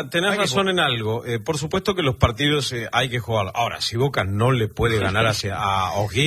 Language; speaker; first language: Spanish; native; Spanish